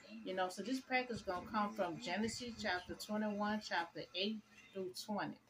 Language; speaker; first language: English; native; English